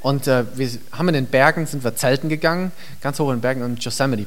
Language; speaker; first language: German; native; German